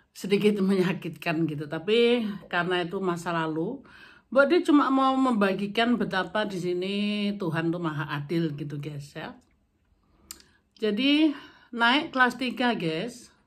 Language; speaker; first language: Indonesian; non-native, local second language; Javanese